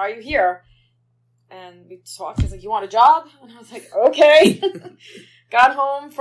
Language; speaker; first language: English; native; English